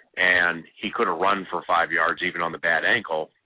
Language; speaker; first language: English; native; English